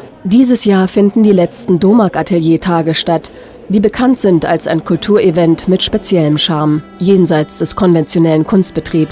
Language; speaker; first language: German; native; German